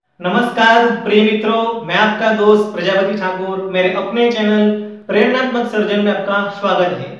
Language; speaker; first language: Hindi; non-native, local second language; Gujarati